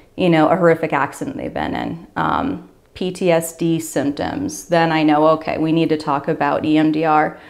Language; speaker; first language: English; native; English